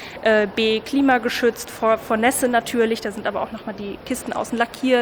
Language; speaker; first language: German; native; German